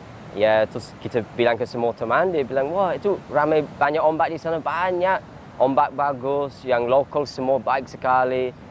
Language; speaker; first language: Indonesian; non-native, learner; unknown